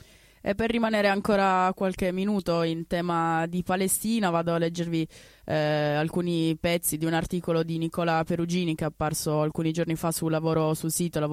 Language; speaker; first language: Italian; native; Italian